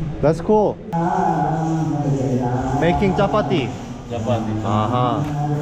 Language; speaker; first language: English; non-native, learner; Korean